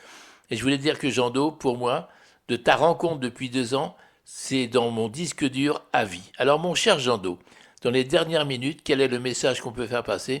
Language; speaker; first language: French; native; French